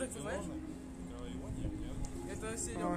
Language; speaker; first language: Russian; native; Russian